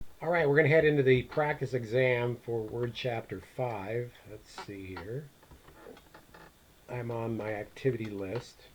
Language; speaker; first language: English; native; English